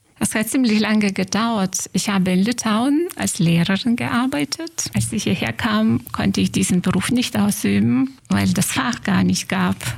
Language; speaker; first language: German; non-native, fluent; Lithuanian